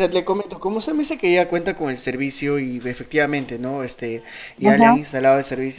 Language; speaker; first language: Spanish; native; Spanish